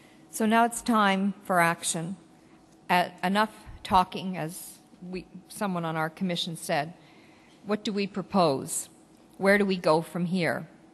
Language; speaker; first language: English; native; English